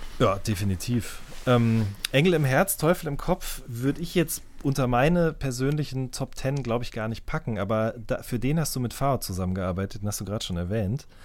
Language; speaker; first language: German; native; German